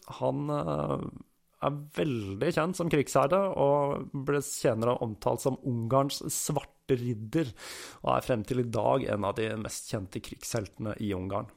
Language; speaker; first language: Norwegian; native; Norwegian